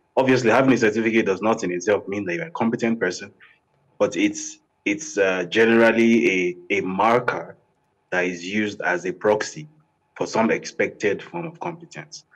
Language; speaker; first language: English; non-native, local second language; Yoruba